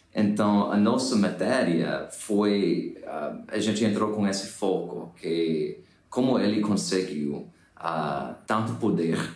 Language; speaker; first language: Portuguese; non-native, fluent; English